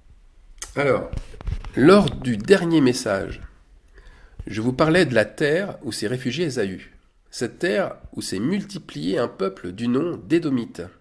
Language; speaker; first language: French; native; French